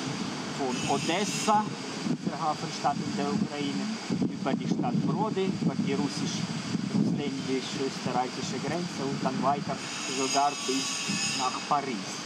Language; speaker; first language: German; non-native, fluent; Ukrainian